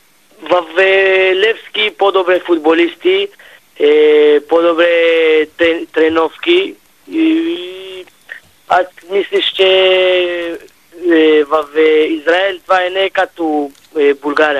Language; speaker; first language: Bulgarian; non-native, learner; Hebrew